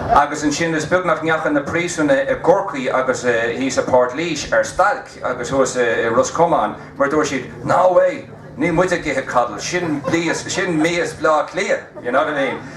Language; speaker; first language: Irish; native; Irish